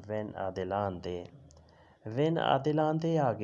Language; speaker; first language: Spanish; non-native, fluent; Urdu